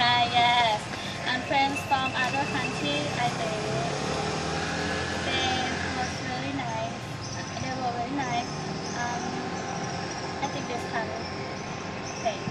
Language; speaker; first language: English; non-native, learner; Thai